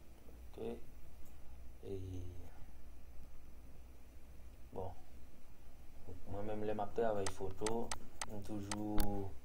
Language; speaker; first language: French; non-native, learner; Haitian Creole